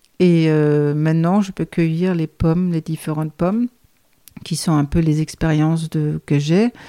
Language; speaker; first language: French; non-native, fluent; Danish